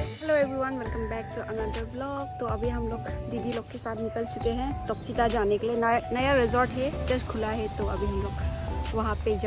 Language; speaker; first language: Hindi; non-native, local second language; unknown